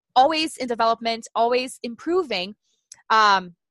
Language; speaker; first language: English; non-native, fluent; Portuguese